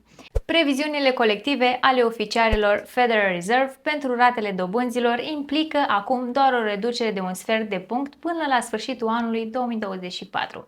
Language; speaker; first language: Romanian; native; Romanian